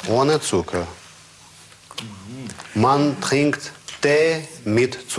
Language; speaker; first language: German; non-native, fluent; Russian